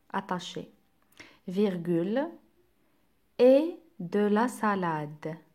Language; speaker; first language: French; non-native, local second language; Arabic